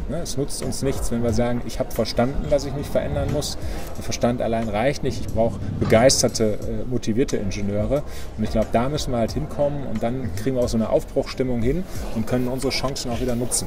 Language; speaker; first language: German; native; German